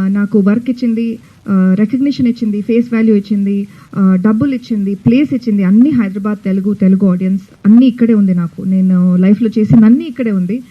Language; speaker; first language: Telugu; non-native, fluent; Hindi